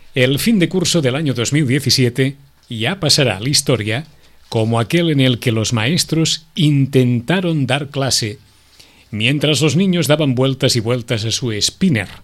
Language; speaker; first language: Spanish; non-native, local second language; Catalan